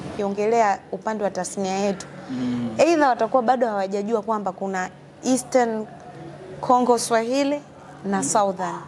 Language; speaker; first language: Swahili; native; Swahili